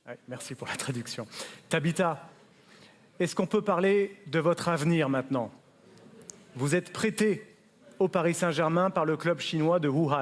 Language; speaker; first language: French; native; French